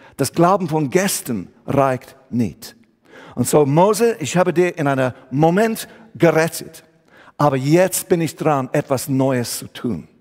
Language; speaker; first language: German; non-native, fluent; English